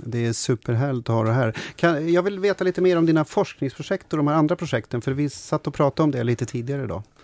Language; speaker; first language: Swedish; native; Swedish